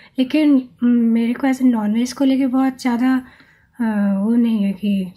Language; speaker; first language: Hindi; native; Hindi